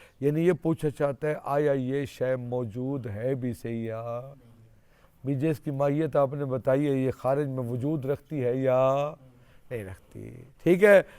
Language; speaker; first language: Urdu; non-native, local second language; Saraiki